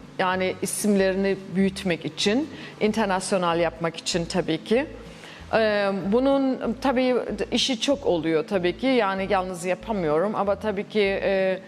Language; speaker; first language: Turkish; early bilingual, heritage; Turkish